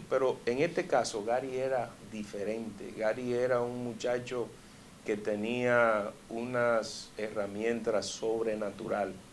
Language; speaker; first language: Spanish; early bilingual, heritage; Spanish